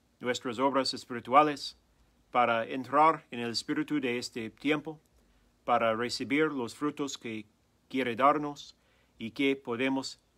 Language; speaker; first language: Spanish; non-native, fluent; English